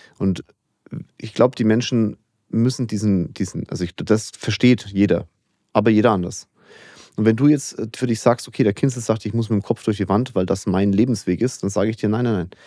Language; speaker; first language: German; native; German